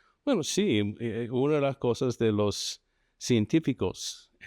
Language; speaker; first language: Spanish; non-native, fluent; English